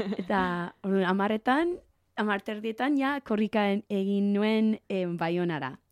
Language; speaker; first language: Basque; non-native, learner; English